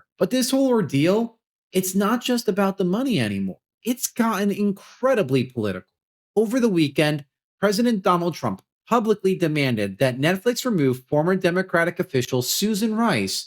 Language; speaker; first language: English; native; English